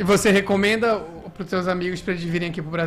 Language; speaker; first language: Portuguese; native; Portuguese